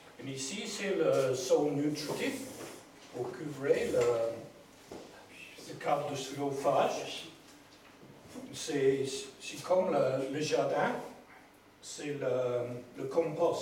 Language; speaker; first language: French; non-native, learner; English